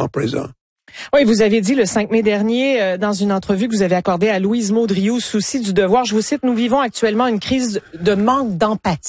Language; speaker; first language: French; native; French